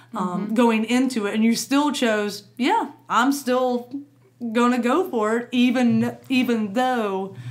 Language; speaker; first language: English; native; English